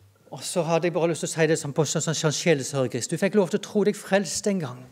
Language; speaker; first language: Norwegian; native; Norwegian